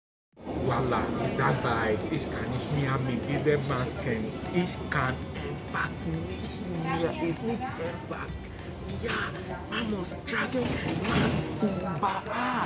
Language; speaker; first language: German; non-native, learner; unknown